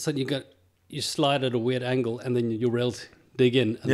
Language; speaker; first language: English; native; English